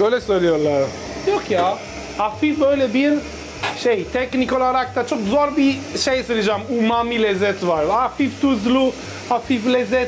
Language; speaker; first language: Turkish; non-native, learner; Italian